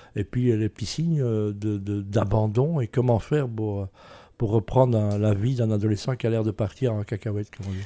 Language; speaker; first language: French; native; French